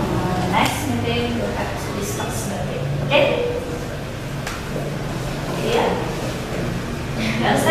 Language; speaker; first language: English; non-native, learner; Indonesian